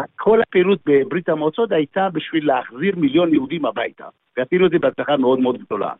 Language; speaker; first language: Hebrew; early bilingual, other home language; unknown